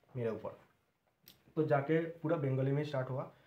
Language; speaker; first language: Hindi; non-native, local second language; Bangla